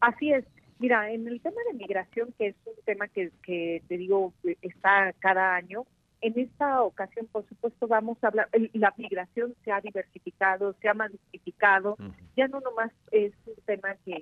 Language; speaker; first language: Spanish; native; Spanish